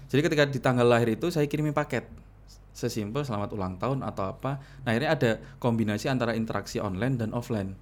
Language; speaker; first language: Indonesian; non-native, local second language; Madurese